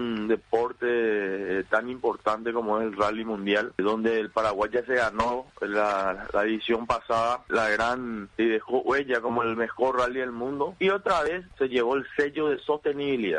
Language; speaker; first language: Spanish; native; Spanish